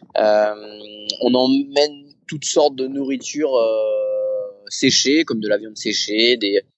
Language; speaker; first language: French; native; French